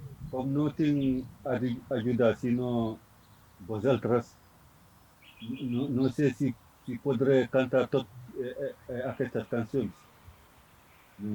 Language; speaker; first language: Catalan; non-native, learner; Fula